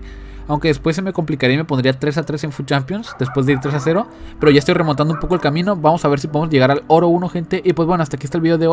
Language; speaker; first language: Spanish; native; Spanish